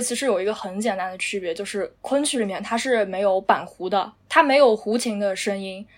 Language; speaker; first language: Chinese; native; Chinese